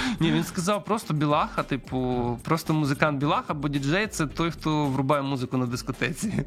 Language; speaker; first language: Ukrainian; non-native, local second language; Russian